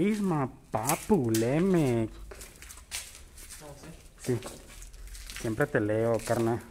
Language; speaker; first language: Spanish; native; Spanish